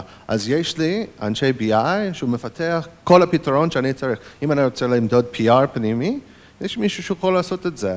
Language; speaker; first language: Hebrew; non-native, fluent; English